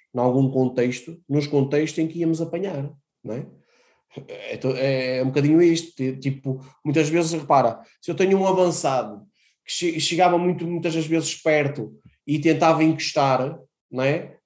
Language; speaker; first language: Portuguese; native; Portuguese